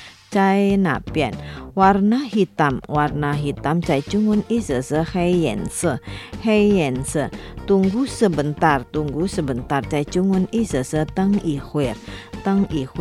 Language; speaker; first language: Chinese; non-native, fluent; Indonesian